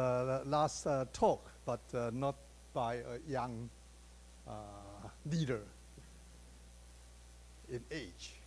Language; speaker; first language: English; non-native, fluent; Chinese